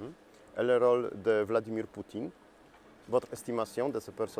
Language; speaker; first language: French; non-native, learner; Polish